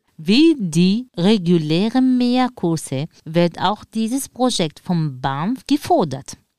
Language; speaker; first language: German; non-native, fluent; Arabic